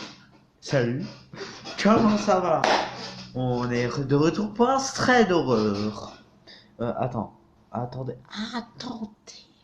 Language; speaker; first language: French; native; French